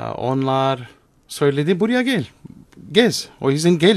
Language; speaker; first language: Turkish; non-native, learner; English